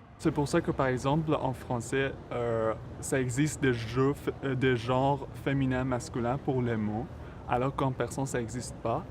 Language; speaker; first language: French; non-native, fluent; Persian